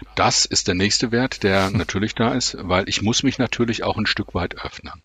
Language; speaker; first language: German; native; German